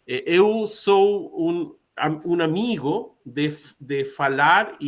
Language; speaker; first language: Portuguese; non-native, learner; Spanish